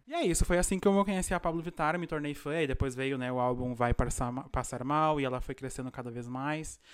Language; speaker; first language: Portuguese; native; Portuguese